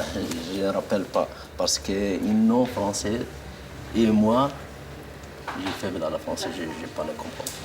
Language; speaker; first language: French; non-native, learner; Arabic